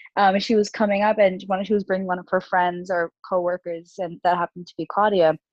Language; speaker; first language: English; early bilingual, other home language; Urdu